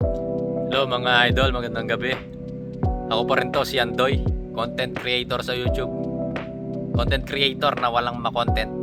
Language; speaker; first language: Filipino; non-native, local second language; Pampanga